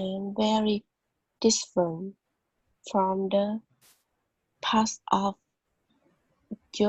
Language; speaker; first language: English; non-native, learner; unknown